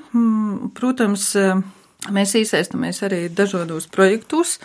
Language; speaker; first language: Latvian; native; Latvian